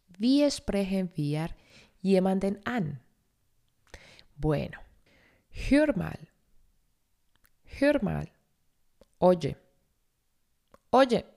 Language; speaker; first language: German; non-native, fluent; Spanish